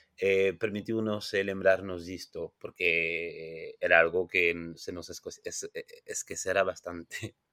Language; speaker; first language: Galician; non-native, fluent; French